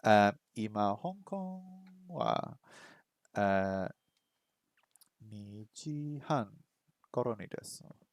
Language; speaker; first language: Japanese; non-native, learner; English